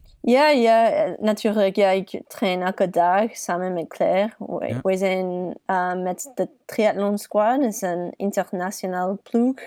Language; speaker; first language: Dutch; early bilingual, heritage; English